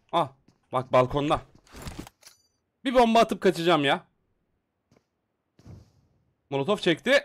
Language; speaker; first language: Turkish; native; Turkish